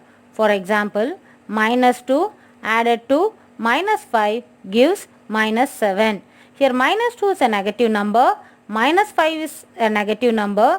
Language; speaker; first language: English; non-native, local second language; Tamil